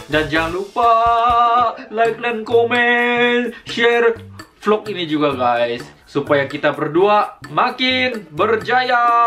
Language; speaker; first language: Indonesian; native; Indonesian